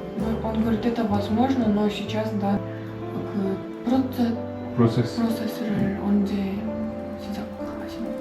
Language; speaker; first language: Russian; non-native, local second language; Kyrgyz